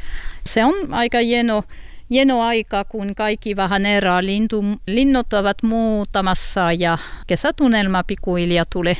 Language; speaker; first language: Finnish; non-native, learner; French